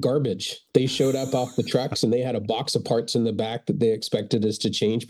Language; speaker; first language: English; native; English